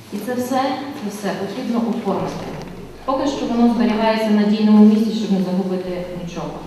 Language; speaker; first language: Ukrainian; native; Ukrainian